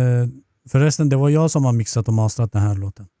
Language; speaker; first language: Swedish; non-native, fluent; Turkish